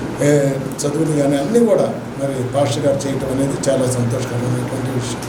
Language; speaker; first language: Telugu; native; Telugu